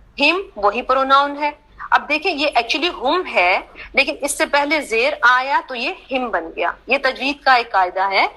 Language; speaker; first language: Urdu; native; Urdu